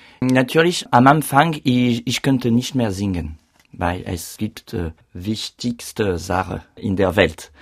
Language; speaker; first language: German; non-native, learner; French